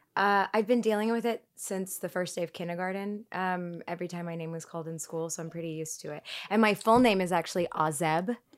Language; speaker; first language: English; early bilingual, other home language; Tigrinya